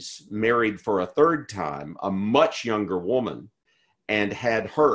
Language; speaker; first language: English; native; English